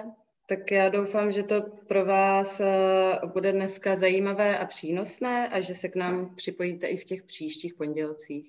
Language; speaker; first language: Czech; native; Czech